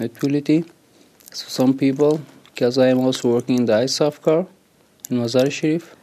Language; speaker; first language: English; non-native, learner; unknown